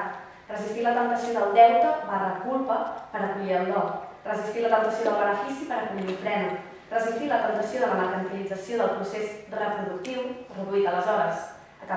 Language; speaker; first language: Catalan; native; Catalan